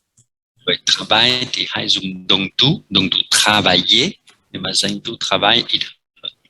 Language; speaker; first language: Vietnamese; non-native, fluent; French